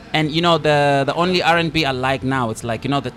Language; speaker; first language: English; non-native, local second language; Swati